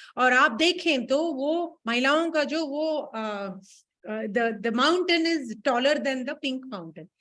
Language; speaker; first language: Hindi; non-native, local second language; Tamil